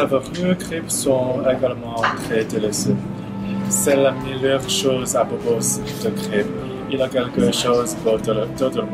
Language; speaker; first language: French; non-native, learner; English